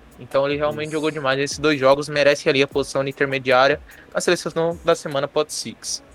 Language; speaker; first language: Portuguese; native; Portuguese